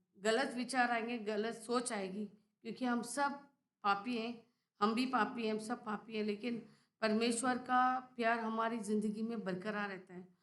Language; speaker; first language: Hindi; non-native, local second language; Bangla